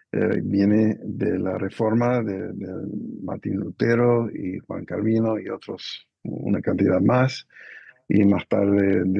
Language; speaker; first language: Spanish; non-native, fluent; English